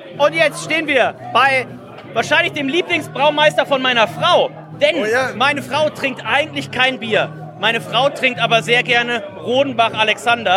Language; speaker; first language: German; native; German